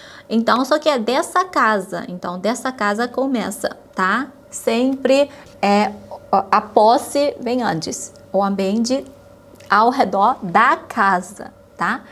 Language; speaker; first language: Portuguese; non-native, fluent; Chinese